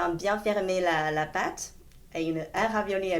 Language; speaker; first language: French; non-native, fluent; Chinese